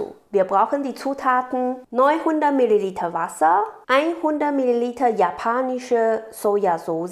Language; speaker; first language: German; non-native, learner; Chinese